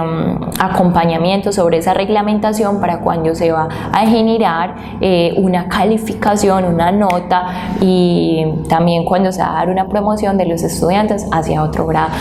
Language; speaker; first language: Spanish; native; Spanish